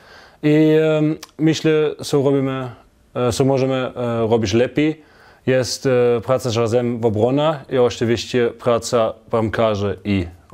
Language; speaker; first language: Polish; non-native, learner; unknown